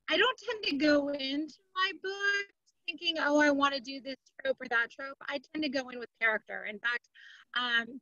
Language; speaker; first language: English; native; English